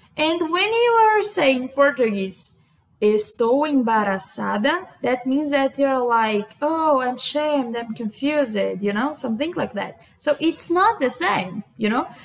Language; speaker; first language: English; non-native, fluent; Portuguese